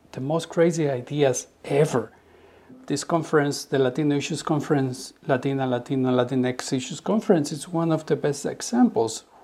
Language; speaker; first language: English; non-native, fluent; Spanish